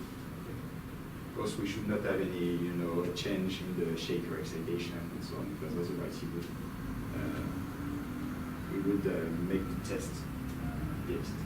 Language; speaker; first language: English; non-native, fluent; French